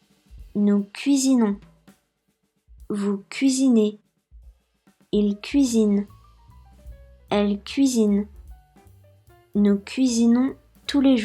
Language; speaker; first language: French; non-native, fluent; Japanese